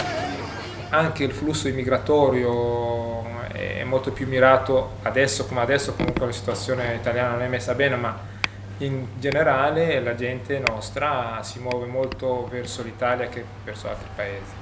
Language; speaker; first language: Italian; non-native, fluent; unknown